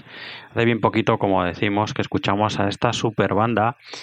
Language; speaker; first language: Spanish; native; Spanish